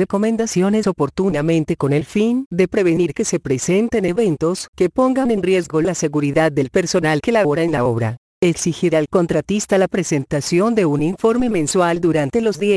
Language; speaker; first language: Spanish; native; Spanish